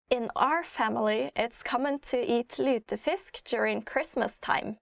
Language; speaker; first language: English; non-native, fluent; Norwegian